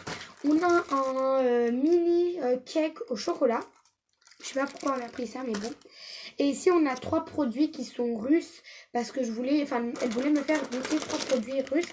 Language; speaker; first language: French; native; French